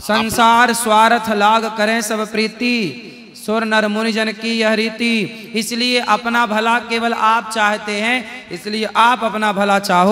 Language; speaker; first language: Hindi; native; Hindi